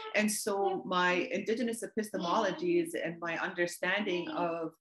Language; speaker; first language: English; native; English